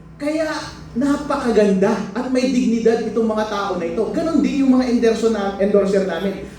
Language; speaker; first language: Filipino; non-native, local second language; Iloko